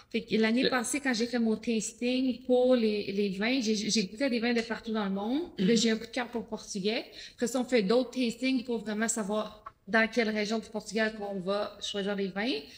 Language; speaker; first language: French; native; French